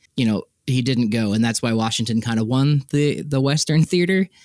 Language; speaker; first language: English; native; English